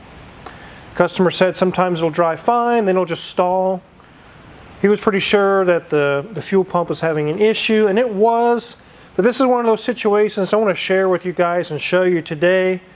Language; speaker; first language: English; native; English